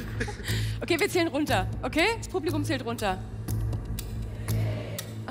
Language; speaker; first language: German; native; German